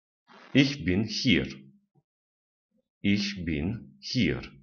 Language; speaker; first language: German; non-native, fluent; Romanian